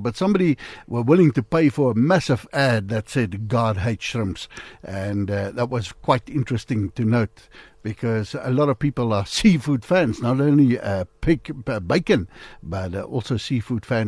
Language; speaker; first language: English; non-native, local second language; Afrikaans